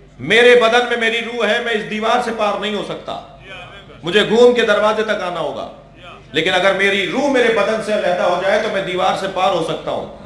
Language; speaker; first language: Urdu; native; Urdu